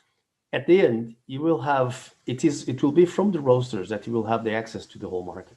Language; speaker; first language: English; non-native, fluent; Portuguese